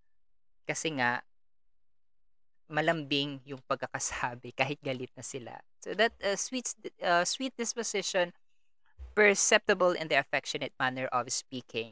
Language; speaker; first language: English; non-native, local second language; Kinaray-a